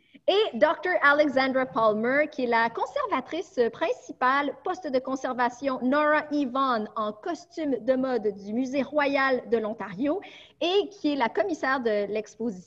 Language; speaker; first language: French; native; French